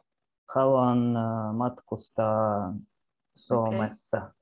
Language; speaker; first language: Finnish; non-native, learner; Russian